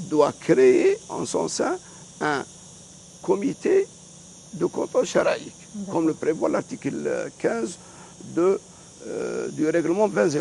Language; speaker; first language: French; non-native, local second language; Arabic